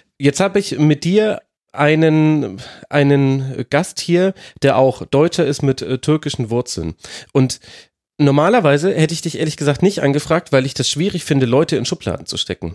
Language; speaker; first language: German; native; German